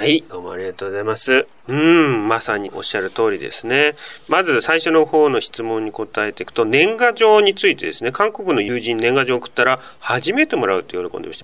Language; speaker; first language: Japanese; native; Japanese